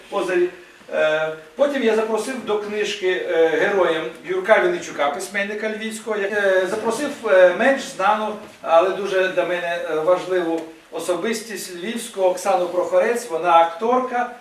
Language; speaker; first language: Ukrainian; non-native, local second language; Russian